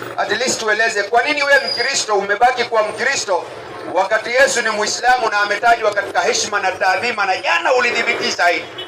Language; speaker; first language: Swahili; native; Swahili